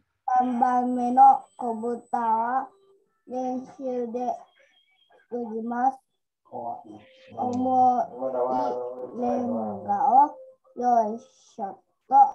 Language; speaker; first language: Japanese; non-native, learner; Vietnamese